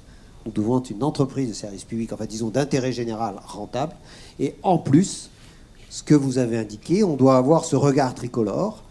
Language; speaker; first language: French; native; French